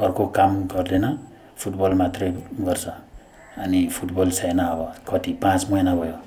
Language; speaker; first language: Nepali; non-native, learner; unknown